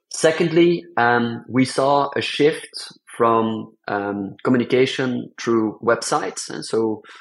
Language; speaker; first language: English; non-native, fluent; Dutch